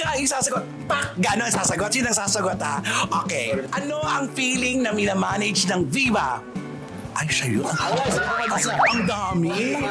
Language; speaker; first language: Filipino; non-native, local second language; Iloko